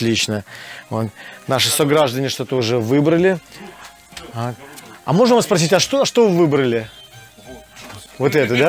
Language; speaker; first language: Russian; native; Russian